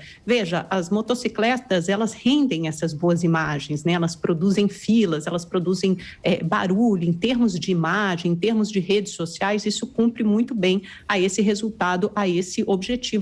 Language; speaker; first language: Portuguese; native; Portuguese